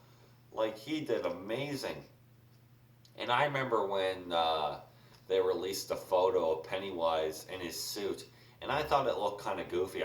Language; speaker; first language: English; native; English